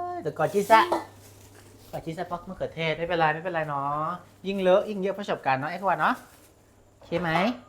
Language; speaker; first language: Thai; non-native, local second language; S'gaw Karen